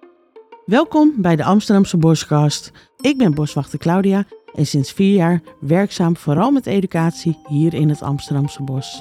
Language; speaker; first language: Dutch; native; Dutch